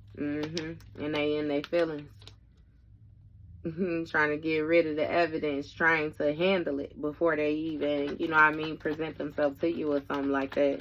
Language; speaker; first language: English; native; English